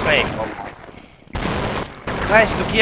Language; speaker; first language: English; non-native, local second language; Russian